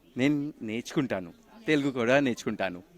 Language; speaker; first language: Telugu; non-native, learner; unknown